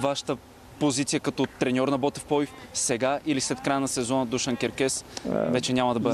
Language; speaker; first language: Bulgarian; native; Bulgarian